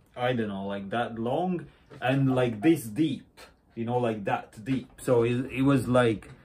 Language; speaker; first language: English; non-native, fluent; Latvian